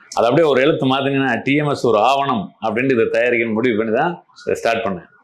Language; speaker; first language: Tamil; non-native, local second language; Malayalam